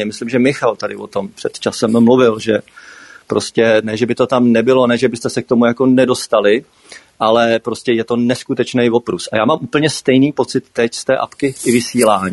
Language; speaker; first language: Czech; native; Czech